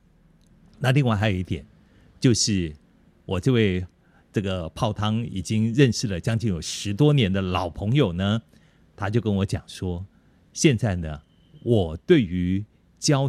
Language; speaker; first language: Chinese; native; Chinese